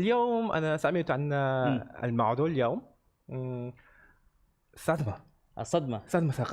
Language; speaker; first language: Arabic; non-native, learner; Korean